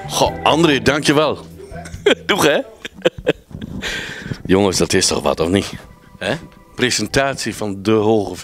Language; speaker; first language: Dutch; native; Dutch